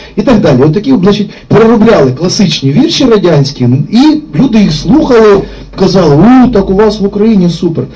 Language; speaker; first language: Ukrainian; non-native, local second language; Russian